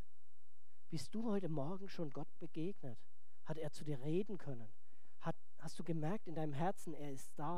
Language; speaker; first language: German; native; German